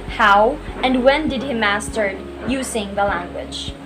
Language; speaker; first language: English; non-native, local second language; Cebuano